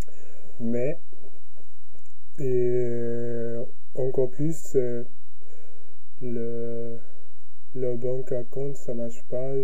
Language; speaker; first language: French; non-native, learner; Japanese